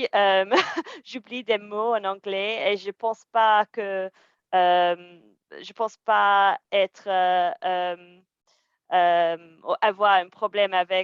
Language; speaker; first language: French; non-native, fluent; English